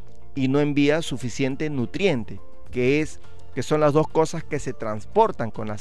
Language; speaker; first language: Spanish; native; Spanish